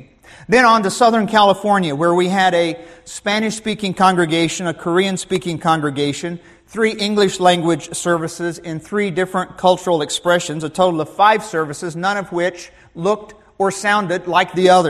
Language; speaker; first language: English; native; English